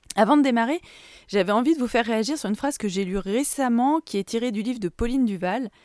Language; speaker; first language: French; native; French